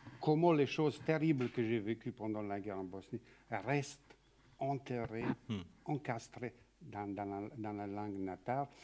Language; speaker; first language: French; non-native, fluent; Serbian